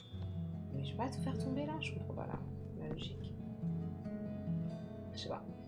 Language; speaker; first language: French; native; French